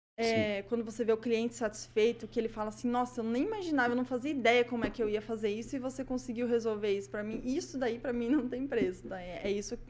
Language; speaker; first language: Portuguese; native; Portuguese